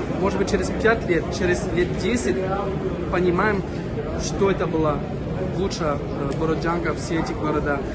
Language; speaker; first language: Russian; non-native, fluent; French